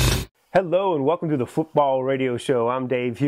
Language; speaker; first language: English; native; English